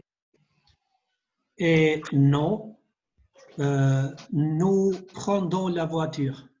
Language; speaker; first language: French; non-native, learner; Albanian